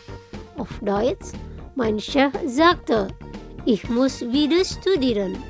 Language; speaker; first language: German; non-native, fluent; Indonesian